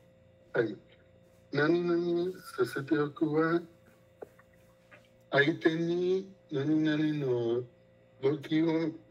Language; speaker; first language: Japanese; non-native, learner; Spanish